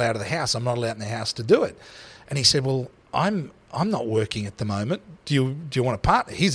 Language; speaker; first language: English; native; English